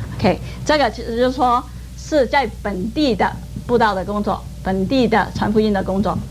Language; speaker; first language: Chinese; non-native, local second language; Cantonese